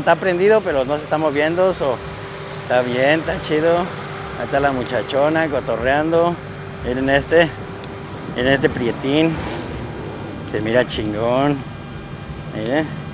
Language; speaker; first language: Spanish; native; Spanish